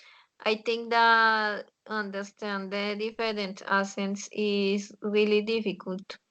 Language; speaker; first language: English; non-native, learner; Spanish